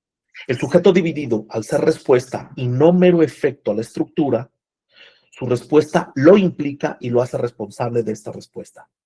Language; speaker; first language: Spanish; native; Spanish